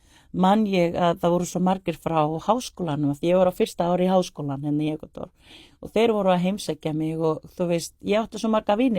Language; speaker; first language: Icelandic; non-native, fluent; Spanish